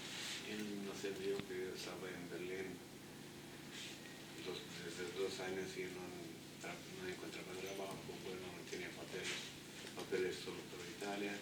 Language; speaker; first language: Spanish; non-native, fluent; Italian